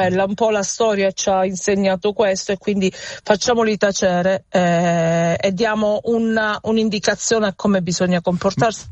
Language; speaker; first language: Italian; native; Italian